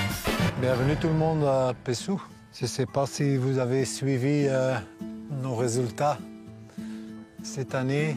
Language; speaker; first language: French; non-native, local second language; Dutch